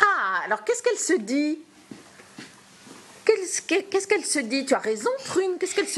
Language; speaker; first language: French; native; French